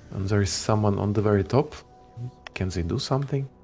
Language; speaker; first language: English; non-native, fluent; Ukrainian